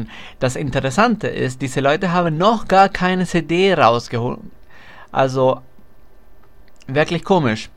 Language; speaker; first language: German; non-native, fluent; Spanish